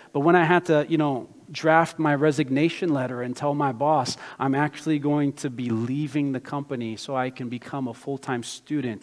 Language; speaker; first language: English; native; English